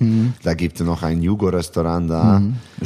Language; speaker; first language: German; non-native, learner; Serbian